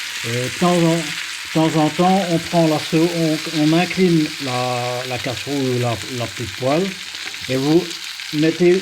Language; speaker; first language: French; native; French